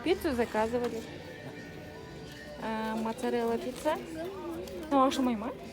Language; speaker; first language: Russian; non-native, local second language; Kazakh